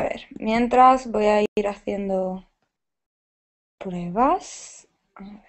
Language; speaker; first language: Spanish; native; Spanish